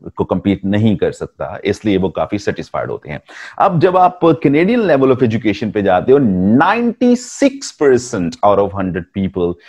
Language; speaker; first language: Urdu; non-native, local second language; Punjabi